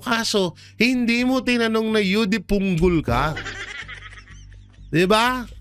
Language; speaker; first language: Filipino; native; Filipino